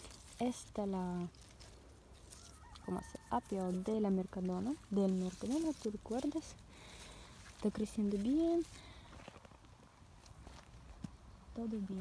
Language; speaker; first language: Spanish; non-native, learner; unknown